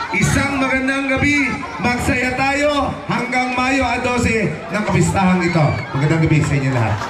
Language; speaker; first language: Filipino; native; Filipino